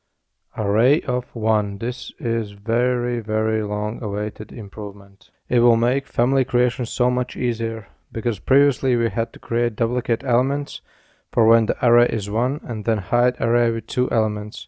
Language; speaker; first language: English; non-native, fluent; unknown